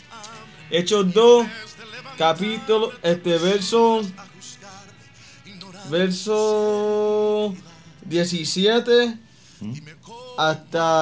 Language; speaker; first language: Spanish; native; Spanish